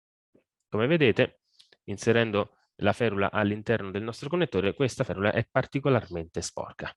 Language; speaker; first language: Italian; native; Italian